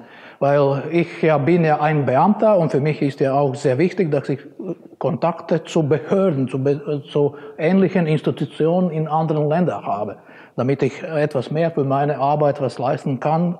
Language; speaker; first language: German; non-native, fluent; Latvian